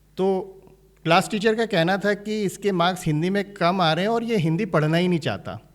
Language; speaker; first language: Hindi; native; Hindi